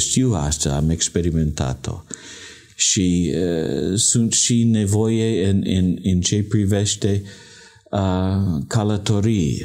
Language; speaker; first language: Romanian; non-native, learner; English